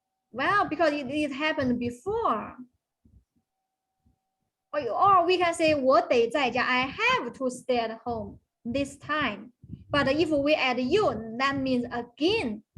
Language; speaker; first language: English; non-native, fluent; Chinese